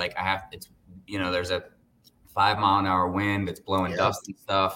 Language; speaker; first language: English; native; English